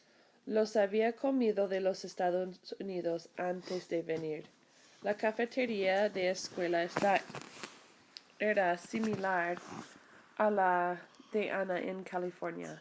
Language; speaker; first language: Spanish; non-native, fluent; English